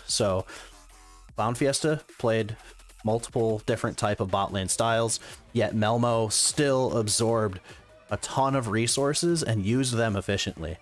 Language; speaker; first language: English; native; English